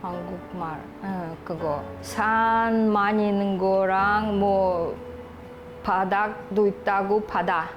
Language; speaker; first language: Korean; early bilingual, heritage; Korean